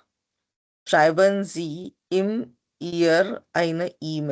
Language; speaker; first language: German; non-native, learner; Hindi